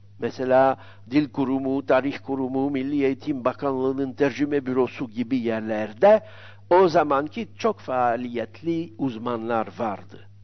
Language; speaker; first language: Turkish; non-native, fluent; French